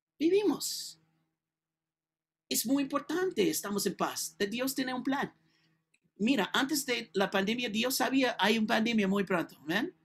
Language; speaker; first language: Spanish; non-native, learner; English